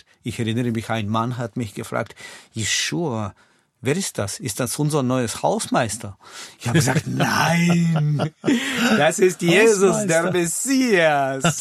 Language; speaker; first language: German; non-native, fluent; Russian